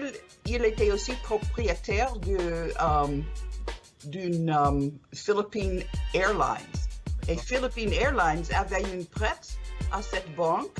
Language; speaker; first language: French; non-native, learner; English